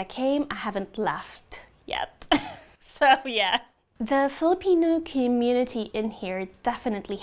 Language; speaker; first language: English; non-native, local second language; Hiligaynon